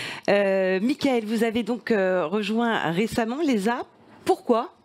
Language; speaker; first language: French; native; French